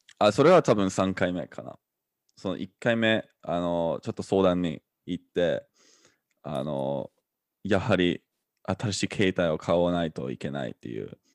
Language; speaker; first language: Japanese; non-native, fluent; English